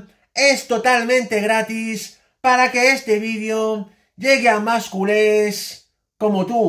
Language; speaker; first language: Spanish; native; Spanish